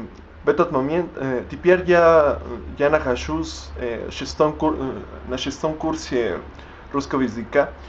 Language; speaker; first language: Russian; non-native, learner; Spanish